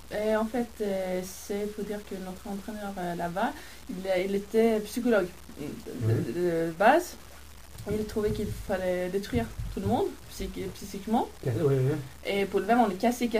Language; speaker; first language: French; non-native, fluent; Swedish